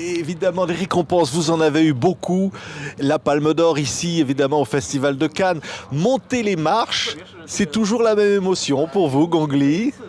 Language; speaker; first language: French; native; French